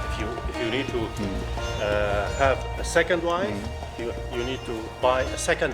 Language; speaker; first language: English; non-native, fluent; Arabic